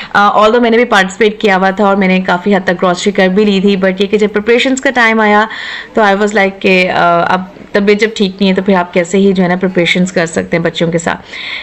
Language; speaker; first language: Urdu; native; Urdu